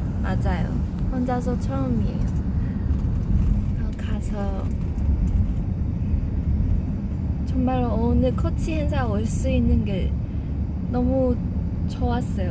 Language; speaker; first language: Korean; non-native, fluent; Chinese